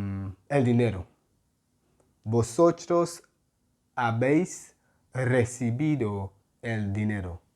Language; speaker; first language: Spanish; non-native, fluent; English